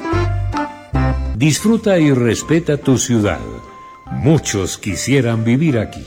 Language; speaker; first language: Spanish; native; Spanish